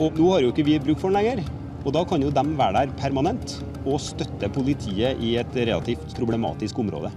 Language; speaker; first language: Norwegian; native; Norwegian